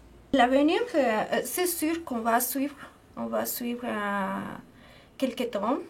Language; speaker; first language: French; non-native, fluent; Spanish